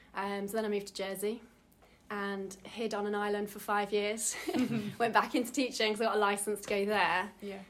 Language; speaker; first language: English; native; English